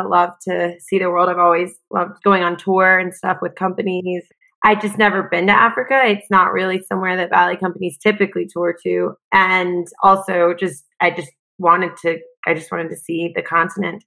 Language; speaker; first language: English; native; English